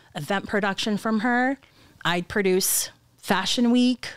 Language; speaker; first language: English; native; English